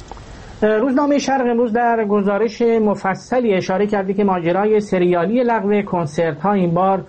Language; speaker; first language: Persian; native; Persian